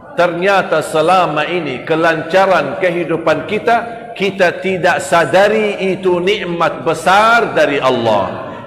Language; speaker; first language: Malay; non-native, fluent; Arabic